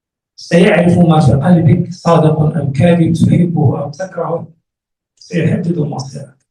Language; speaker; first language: Arabic; native; Arabic